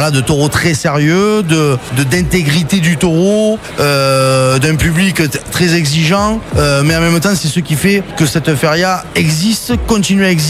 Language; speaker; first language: French; native; French